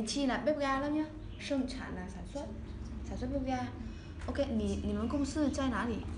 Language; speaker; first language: Chinese; non-native, fluent; Vietnamese